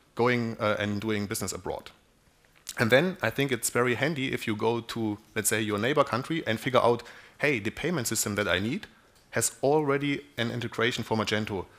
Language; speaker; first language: English; non-native, fluent; German